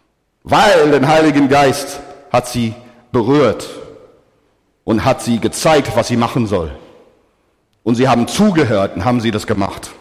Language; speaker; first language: German; non-native, fluent; English